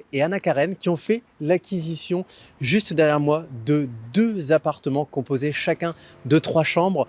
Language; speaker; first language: French; native; French